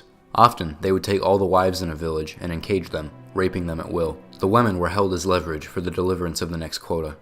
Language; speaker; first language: English; native; English